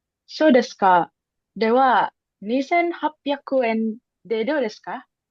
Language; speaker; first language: Japanese; non-native, learner; Indonesian